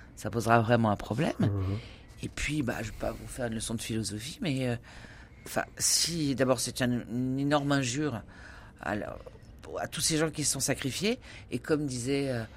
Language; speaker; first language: French; native; French